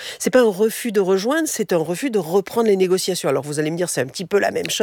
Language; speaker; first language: French; native; French